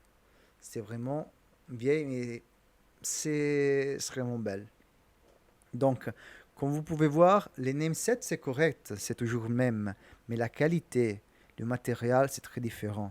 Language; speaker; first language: French; non-native, learner; Italian